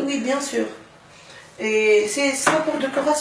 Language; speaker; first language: French; non-native, local second language; Arabic